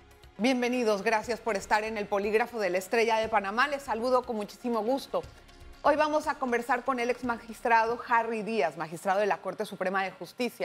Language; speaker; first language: Spanish; native; Spanish